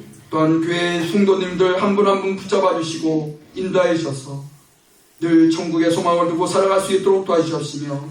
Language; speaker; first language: Korean; native; Korean